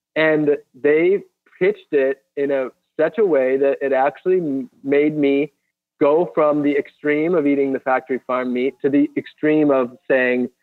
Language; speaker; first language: English; native; English